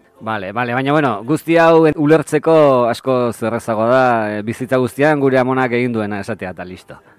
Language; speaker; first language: Basque; native; Basque